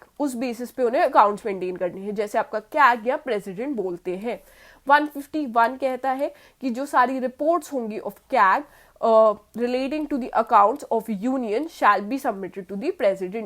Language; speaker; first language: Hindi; native; Hindi